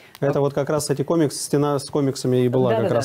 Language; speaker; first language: Russian; native; Russian